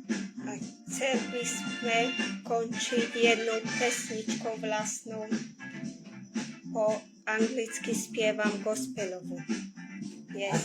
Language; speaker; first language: Slovak; non-native, local second language; Hungarian